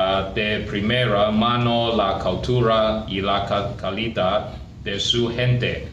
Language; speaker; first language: Spanish; non-native, learner; Chinese